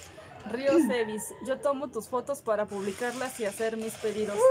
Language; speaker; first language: Spanish; native; Spanish